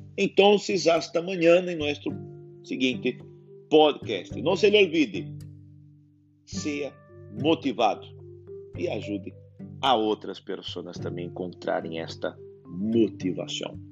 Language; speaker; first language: Portuguese; non-native, learner; Spanish